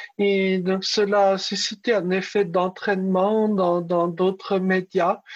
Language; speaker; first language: French; early bilingual, other home language; Czech